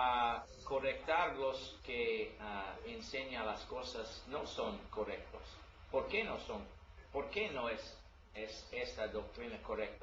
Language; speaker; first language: Spanish; non-native, learner; English